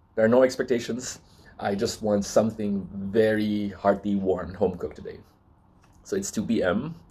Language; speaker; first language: English; non-native, local second language; Cebuano